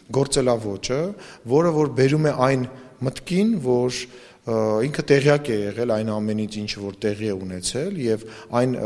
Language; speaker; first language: Armenian; native; Armenian